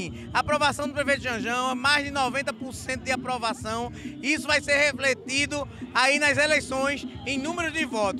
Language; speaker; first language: Portuguese; native; Portuguese